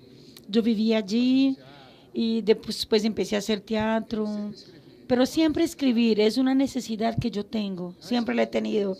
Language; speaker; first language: Spanish; non-native, fluent; Portuguese